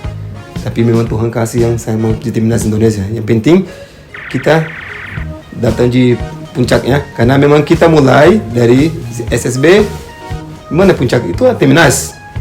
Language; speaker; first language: Indonesian; non-native, fluent; Portuguese